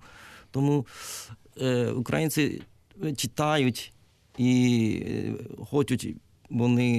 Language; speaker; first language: Ukrainian; non-native, learner; Japanese